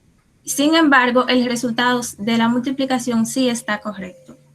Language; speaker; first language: Spanish; native; Spanish